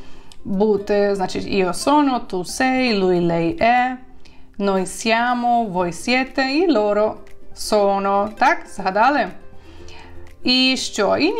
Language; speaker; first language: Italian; non-native, fluent; Ukrainian